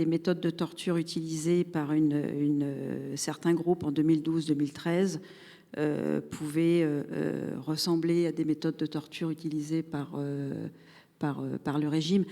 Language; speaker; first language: French; native; French